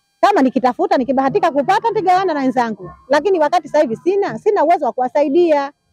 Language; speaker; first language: Swahili; native; Swahili